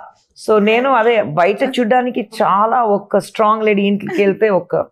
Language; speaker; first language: Telugu; non-native, learner; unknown